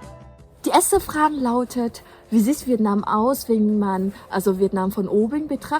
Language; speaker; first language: German; non-native, fluent; Vietnamese